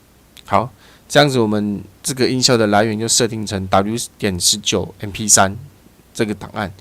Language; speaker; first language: Chinese; native; Chinese